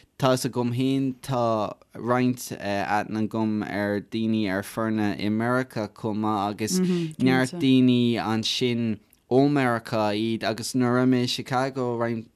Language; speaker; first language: Irish; native; Irish